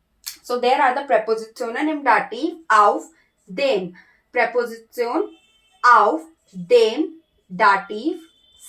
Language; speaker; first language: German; non-native, learner; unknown